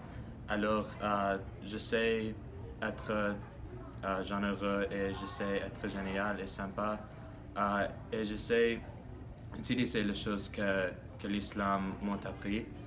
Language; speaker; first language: French; non-native, learner; English